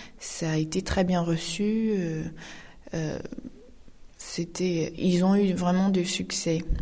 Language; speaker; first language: French; non-native, fluent; Uyghur